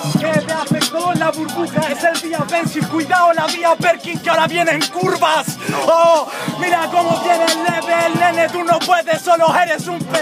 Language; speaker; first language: Spanish; native; Spanish